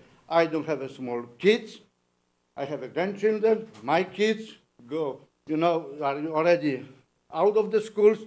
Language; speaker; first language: English; non-native, learner; Polish